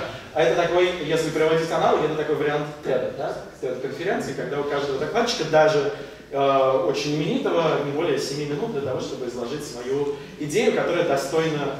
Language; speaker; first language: Russian; native; Russian